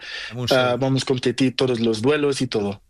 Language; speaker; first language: Spanish; non-native, learner; Portuguese